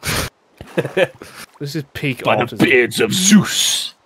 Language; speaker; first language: English; native; English